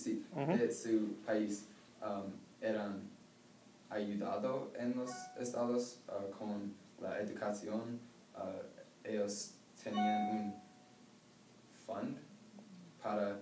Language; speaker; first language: Spanish; non-native, learner; English